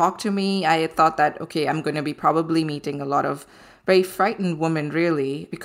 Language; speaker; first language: English; non-native, local second language; Gujarati